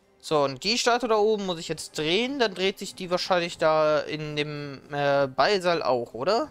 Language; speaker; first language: German; native; German